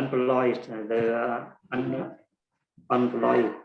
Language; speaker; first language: English; non-native, learner; Vietnamese